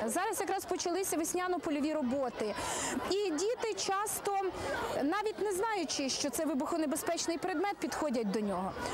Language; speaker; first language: Ukrainian; native; Ukrainian